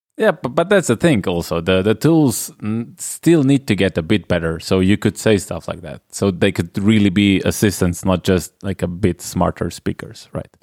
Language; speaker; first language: English; non-native, fluent; Slovenian